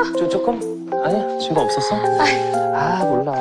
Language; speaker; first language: Korean; non-native, fluent; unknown